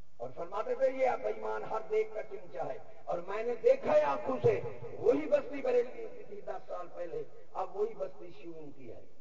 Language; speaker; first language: Urdu; non-native, local second language; Punjabi